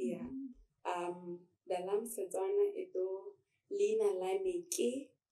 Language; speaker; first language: Indonesian; non-native, learner; Tswana